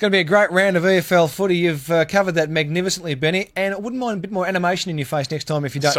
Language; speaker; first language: English; native; English